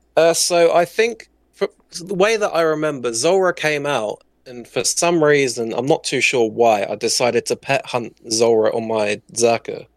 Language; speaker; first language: English; native; English